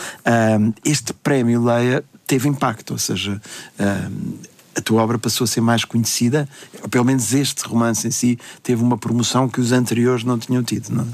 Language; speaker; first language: Portuguese; native; Portuguese